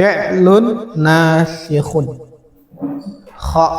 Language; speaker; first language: Arabic; non-native, fluent; Indonesian